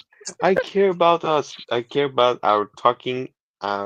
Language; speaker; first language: English; non-native, learner; Persian